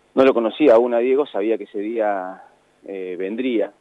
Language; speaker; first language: Spanish; native; Spanish